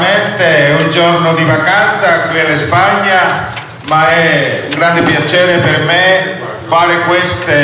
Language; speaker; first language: Italian; non-native, learner; Spanish